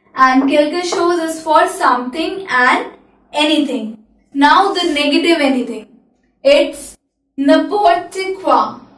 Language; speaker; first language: English; non-native, local second language; Hindi